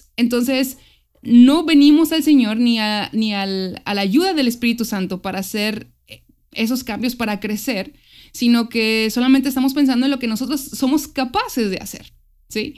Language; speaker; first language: Spanish; native; Spanish